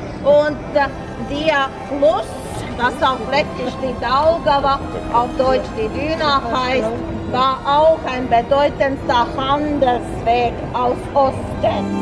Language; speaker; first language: German; non-native, fluent; Latvian